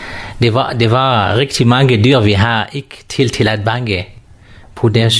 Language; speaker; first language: Danish; non-native, learner; Kurdish